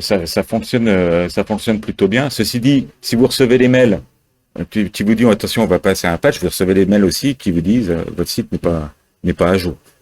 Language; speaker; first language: French; native; French